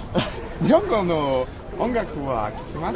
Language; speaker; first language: Japanese; non-native, learner; French